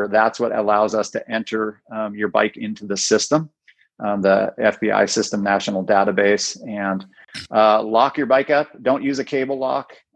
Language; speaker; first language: English; native; English